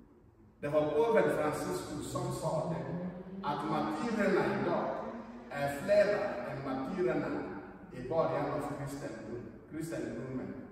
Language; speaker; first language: Swedish; non-native, fluent; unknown